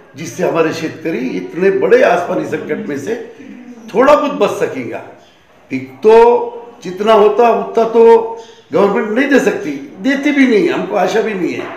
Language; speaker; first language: Hindi; non-native, local second language; Marathi